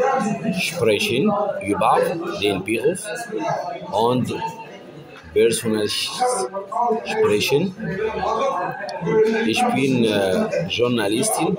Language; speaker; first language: German; non-native, learner; Arabic